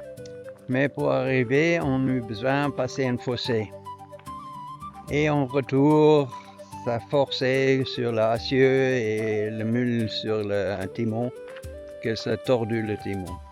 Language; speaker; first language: French; non-native, learner; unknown